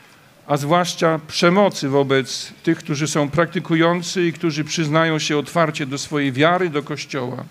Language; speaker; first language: Polish; native; Polish